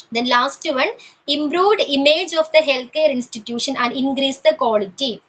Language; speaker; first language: English; non-native, local second language; Malayalam